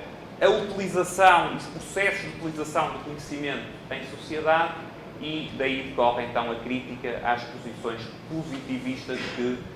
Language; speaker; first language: Portuguese; native; Portuguese